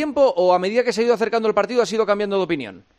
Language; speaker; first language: Spanish; native; Spanish